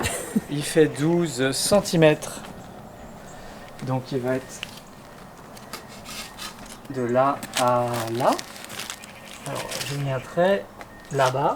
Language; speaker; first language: French; native; French